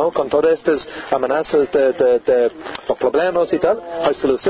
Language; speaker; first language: Spanish; non-native, learner; English